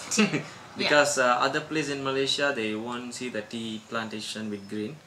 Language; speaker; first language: English; non-native, local second language; Tamil